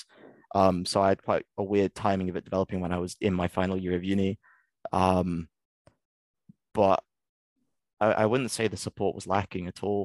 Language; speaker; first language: English; native; English